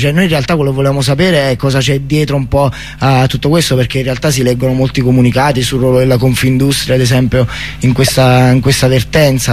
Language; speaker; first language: Italian; native; Italian